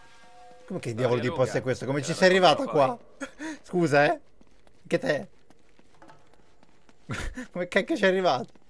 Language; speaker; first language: Italian; native; Italian